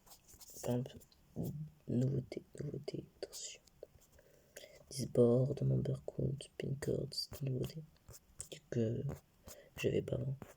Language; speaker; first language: French; native; French